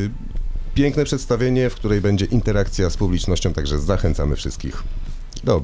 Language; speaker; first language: Polish; native; Polish